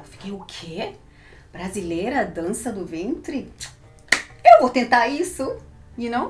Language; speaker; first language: Portuguese; early bilingual, heritage; Portuguese